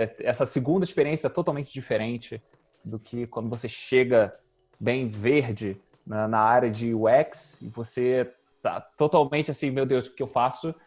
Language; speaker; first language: Portuguese; native; Portuguese